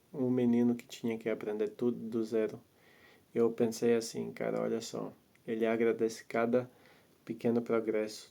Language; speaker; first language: Portuguese; non-native, fluent; Latvian